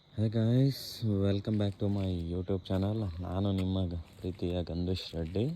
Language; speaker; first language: Kannada; non-native, local second language; Telugu